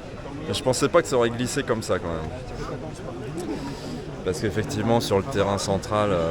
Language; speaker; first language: French; native; French